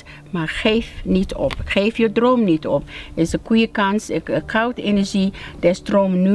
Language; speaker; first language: Dutch; non-native, learner; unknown